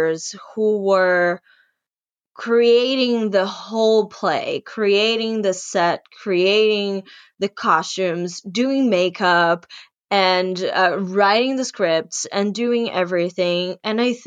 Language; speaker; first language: English; non-native, fluent; Portuguese